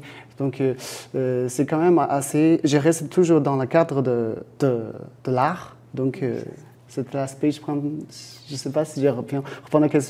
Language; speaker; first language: French; non-native, fluent; Chinese